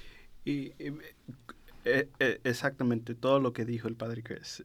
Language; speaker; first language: Spanish; non-native, learner; English